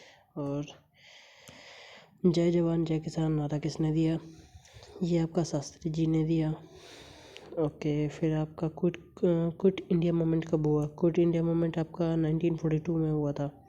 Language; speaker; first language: Hindi; native; Hindi